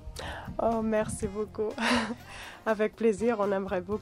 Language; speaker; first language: French; non-native, fluent; Catalan